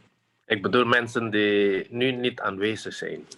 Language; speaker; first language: Dutch; non-native, fluent; Indonesian